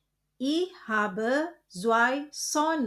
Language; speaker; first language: German; non-native, fluent; Indonesian